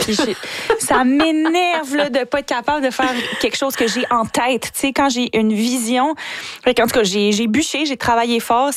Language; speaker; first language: French; native; French